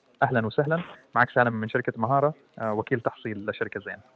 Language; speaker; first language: Arabic; native; Arabic